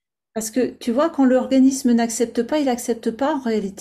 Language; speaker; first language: French; native; French